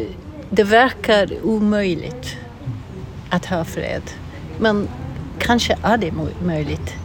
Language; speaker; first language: Swedish; non-native, fluent; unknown